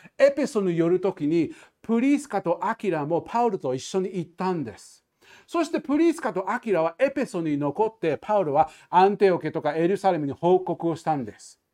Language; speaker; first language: Japanese; non-native, fluent; English